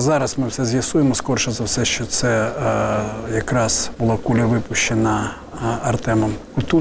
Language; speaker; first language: Ukrainian; native; Ukrainian